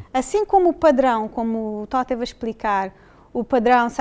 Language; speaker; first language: Portuguese; early bilingual, heritage; English